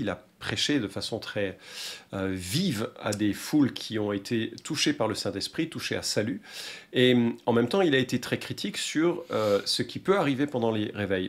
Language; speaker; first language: French; native; French